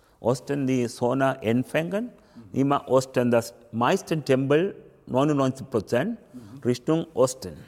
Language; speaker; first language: German; non-native, learner; Tamil